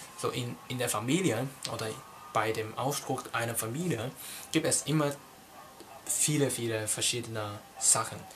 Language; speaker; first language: German; non-native, learner; Cantonese